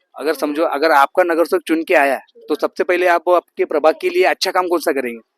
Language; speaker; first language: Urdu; non-native, local second language; Marathi